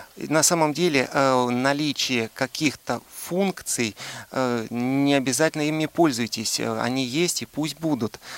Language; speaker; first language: Russian; native; Russian